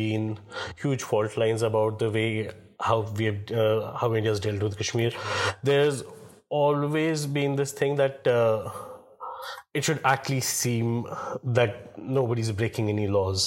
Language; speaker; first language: English; non-native, local second language; Kashmiri